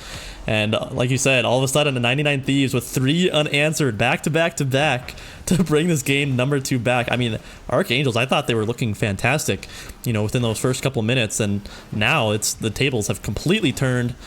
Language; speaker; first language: English; native; English